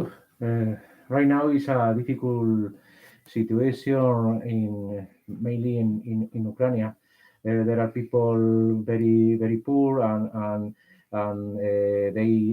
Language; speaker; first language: English; non-native, learner; Spanish